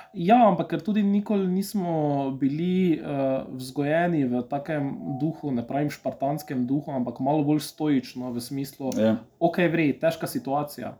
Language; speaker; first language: Slovenian; early bilingual, other home language; Serbian